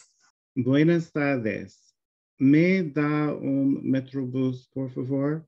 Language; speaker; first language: Spanish; non-native, learner; English